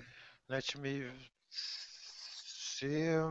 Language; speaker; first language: English; non-native, learner; Portuguese